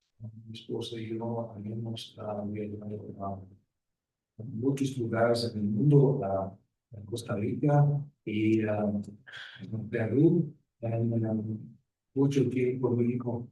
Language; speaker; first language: Spanish; non-native, learner; English